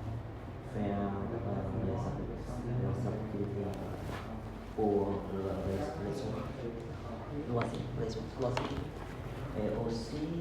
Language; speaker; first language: French; non-native, learner; Khmer